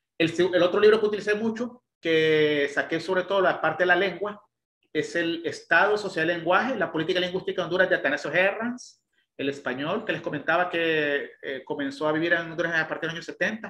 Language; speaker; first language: Spanish; native; Spanish